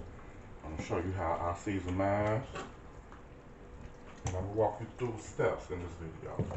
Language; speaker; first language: English; native; English